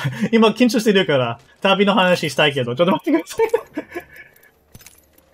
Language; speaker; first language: Japanese; non-native, fluent; English